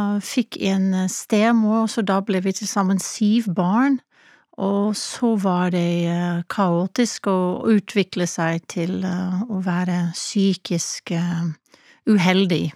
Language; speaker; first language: Norwegian; non-native, fluent; English